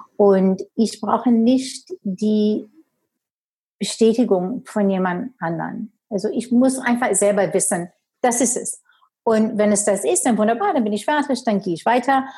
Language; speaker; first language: German; non-native, fluent; English